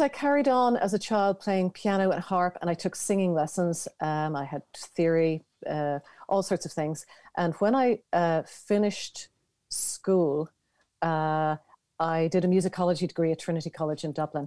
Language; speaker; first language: English; native; English